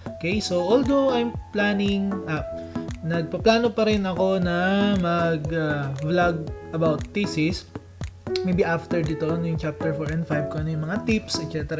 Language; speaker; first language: Filipino; native; Filipino